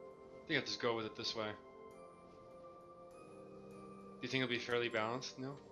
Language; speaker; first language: English; native; English